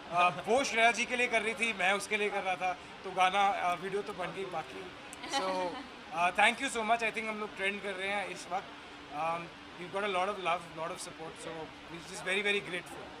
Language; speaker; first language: Hindi; native; Hindi